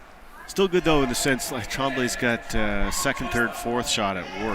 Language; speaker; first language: English; native; English